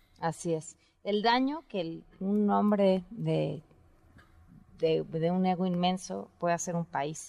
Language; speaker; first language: Spanish; native; Spanish